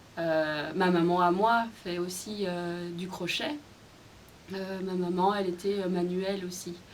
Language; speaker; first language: French; early bilingual, other home language; Khmer